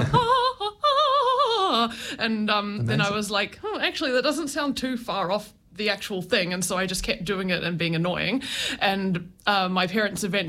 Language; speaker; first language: English; native; English